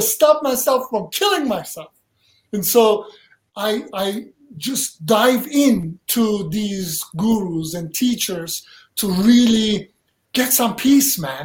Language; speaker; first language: English; non-native, fluent; Turkish